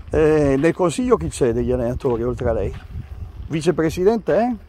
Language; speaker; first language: Italian; native; Italian